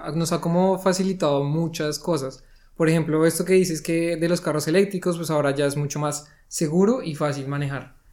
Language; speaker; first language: Spanish; native; Spanish